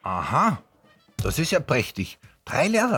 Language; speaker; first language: German; native; German